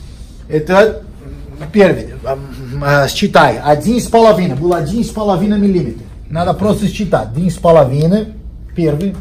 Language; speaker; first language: Russian; non-native, learner; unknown